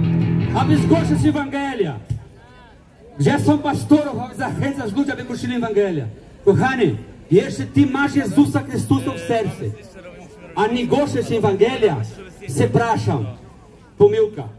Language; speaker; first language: Polish; non-native, learner; Portuguese